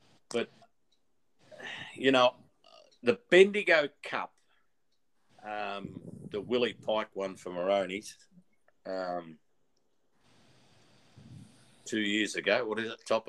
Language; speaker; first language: English; native; English